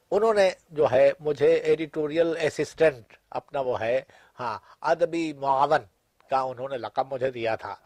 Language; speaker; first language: Urdu; native; Urdu